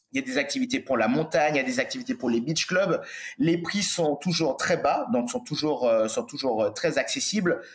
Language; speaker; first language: French; native; French